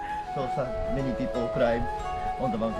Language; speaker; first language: English; non-native, learner; Japanese